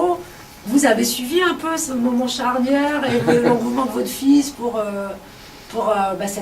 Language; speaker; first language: French; native; French